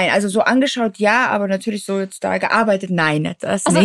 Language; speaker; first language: German; native; German